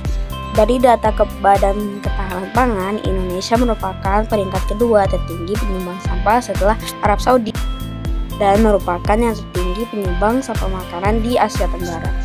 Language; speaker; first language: Indonesian; native; Indonesian